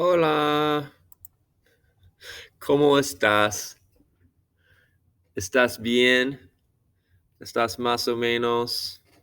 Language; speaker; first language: Spanish; non-native, fluent; English